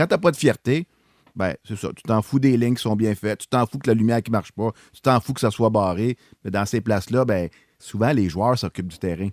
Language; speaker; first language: French; native; French